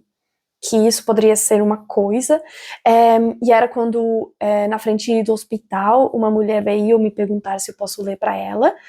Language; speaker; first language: Portuguese; non-native, fluent; German